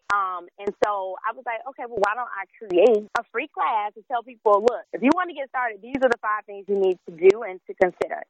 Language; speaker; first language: English; native; English